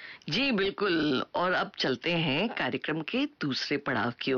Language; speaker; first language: Hindi; native; Hindi